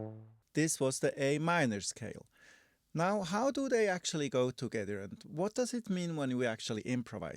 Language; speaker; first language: English; non-native, fluent; German